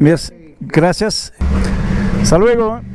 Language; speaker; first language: Spanish; non-native, learner; French